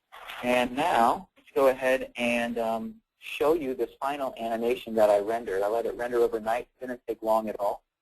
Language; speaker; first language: English; native; English